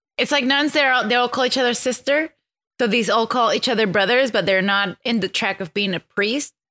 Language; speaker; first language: English; non-native, fluent; Spanish